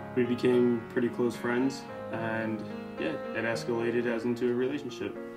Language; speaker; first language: English; native; English